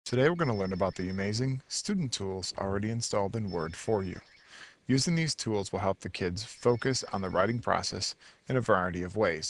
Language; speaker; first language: English; native; English